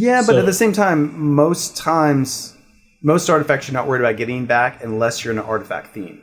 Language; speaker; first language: English; native; English